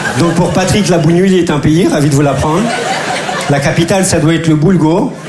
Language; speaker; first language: French; early bilingual, other home language; Turkish